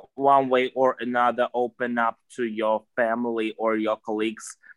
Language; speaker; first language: English; non-native, fluent; Russian